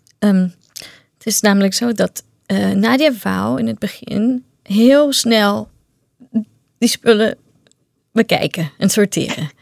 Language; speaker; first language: Dutch; non-native, fluent; Portuguese